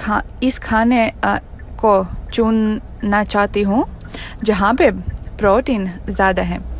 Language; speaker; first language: Hindi; non-native, fluent; Russian